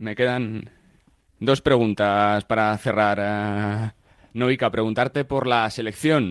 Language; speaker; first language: Spanish; native; Spanish